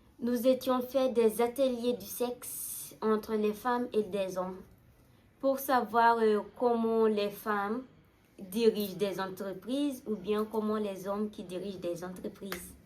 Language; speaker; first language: French; non-native, learner; Malagasy